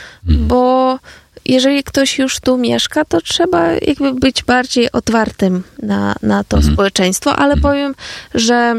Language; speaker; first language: Polish; non-native, fluent; Ukrainian